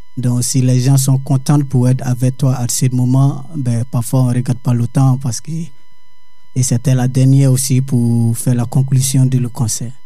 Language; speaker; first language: French; non-native, learner; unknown